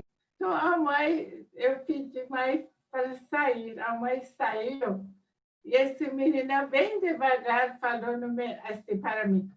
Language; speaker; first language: Portuguese; non-native, fluent; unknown